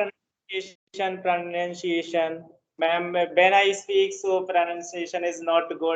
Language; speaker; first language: English; non-native, learner; Hindi